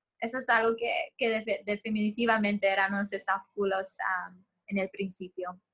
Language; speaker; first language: Spanish; early bilingual, heritage; Spanish